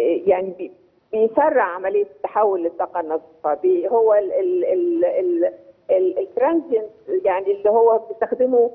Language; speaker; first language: Arabic; native; Arabic